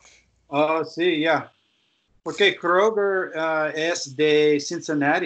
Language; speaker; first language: Spanish; non-native, learner; English